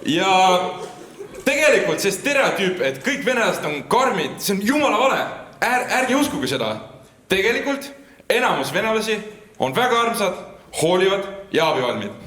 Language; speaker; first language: Estonian; non-native, local second language; Russian